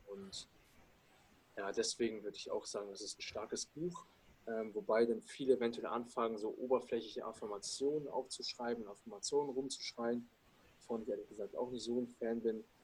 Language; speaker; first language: German; early bilingual, other home language; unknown